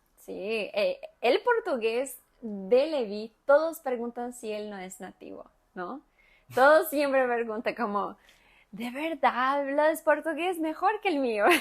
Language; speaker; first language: Spanish; non-native, fluent; Portuguese